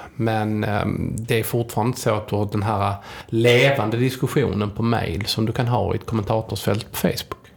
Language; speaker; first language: Swedish; native; Swedish